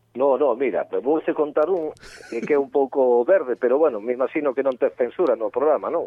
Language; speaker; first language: Galician; native; Galician